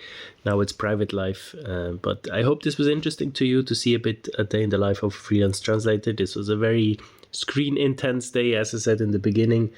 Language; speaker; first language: English; non-native, fluent; German